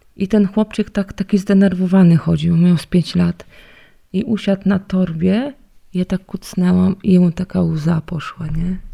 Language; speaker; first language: Polish; native; Polish